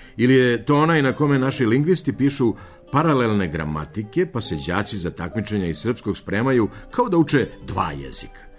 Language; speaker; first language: Serbian; native; Serbian